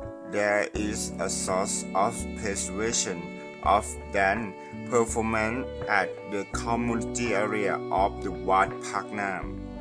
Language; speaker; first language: English; non-native, learner; Thai